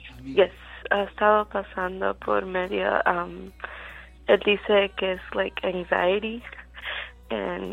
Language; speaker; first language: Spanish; early bilingual, heritage; Spanish